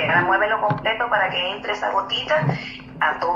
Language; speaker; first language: Spanish; native; Spanish